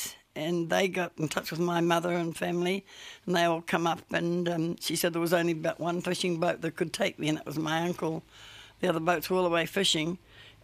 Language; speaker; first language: English; native; English